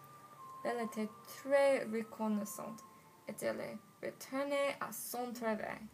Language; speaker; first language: French; non-native, learner; English